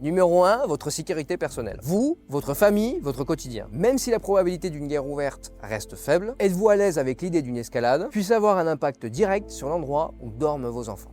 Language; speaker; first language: French; native; French